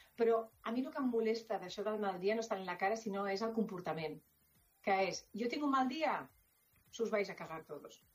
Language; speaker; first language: Catalan; non-native, local second language; Spanish